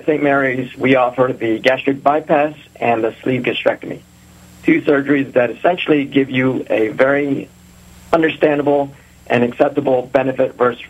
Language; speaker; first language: English; native; English